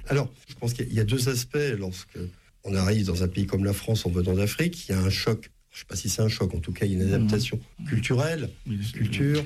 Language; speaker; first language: French; native; French